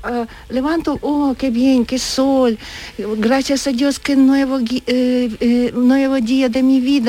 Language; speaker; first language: Spanish; non-native, learner; Ukrainian